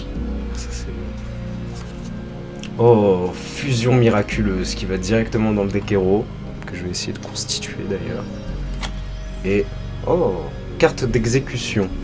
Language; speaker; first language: French; native; French